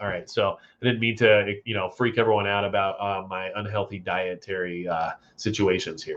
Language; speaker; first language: English; native; English